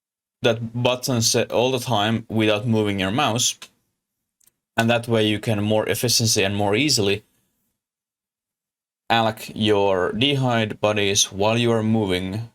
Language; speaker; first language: English; non-native, learner; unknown